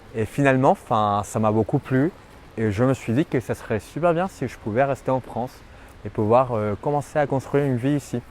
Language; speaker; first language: French; non-native, fluent; Spanish